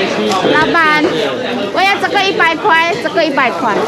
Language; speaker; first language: Chinese; non-native, learner; Javanese